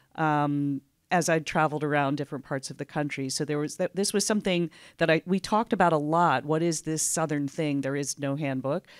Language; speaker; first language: English; native; English